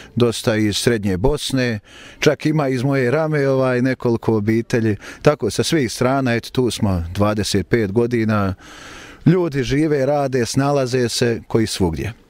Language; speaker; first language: Croatian; native; Croatian